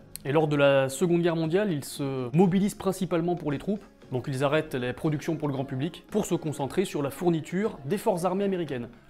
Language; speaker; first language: French; native; French